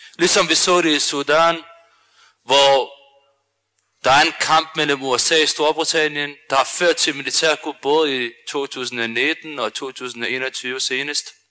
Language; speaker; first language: Danish; early bilingual, other home language; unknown